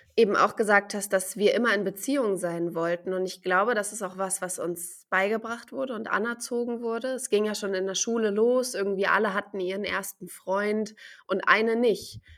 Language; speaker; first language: German; native; German